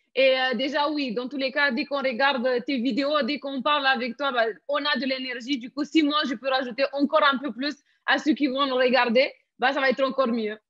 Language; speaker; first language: French; non-native, fluent; Romanian